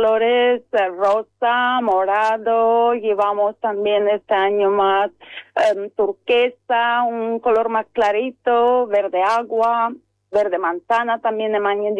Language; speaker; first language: Spanish; non-native, fluent; Estonian